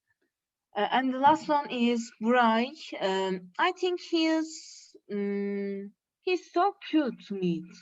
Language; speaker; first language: English; non-native, learner; Turkish